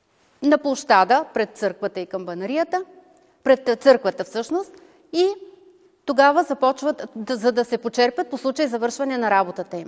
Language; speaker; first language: Bulgarian; native; Bulgarian